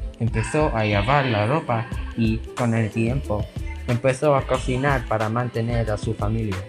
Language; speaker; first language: Spanish; non-native, learner; English